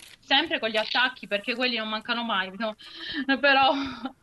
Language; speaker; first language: Italian; native; Italian